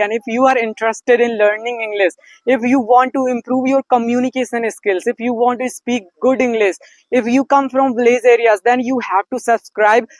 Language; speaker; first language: English; non-native, learner; Hindi